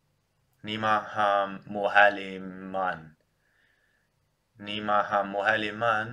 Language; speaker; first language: Persian; non-native, learner; Dutch